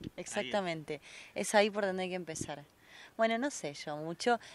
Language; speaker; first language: Spanish; native; Spanish